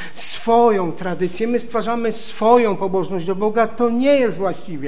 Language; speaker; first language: Polish; native; Polish